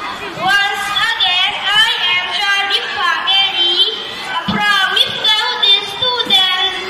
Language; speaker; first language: English; non-native, learner; Thai